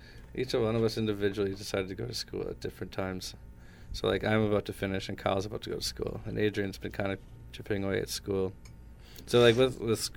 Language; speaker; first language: English; native; English